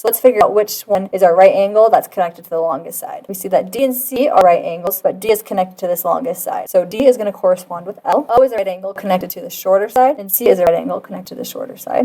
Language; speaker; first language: English; native; English